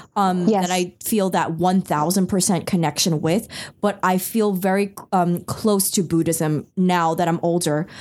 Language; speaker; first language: English; early bilingual, other home language; Min Nan Chinese